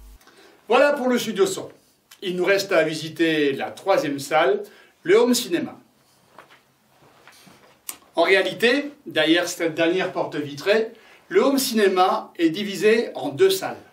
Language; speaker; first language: French; native; French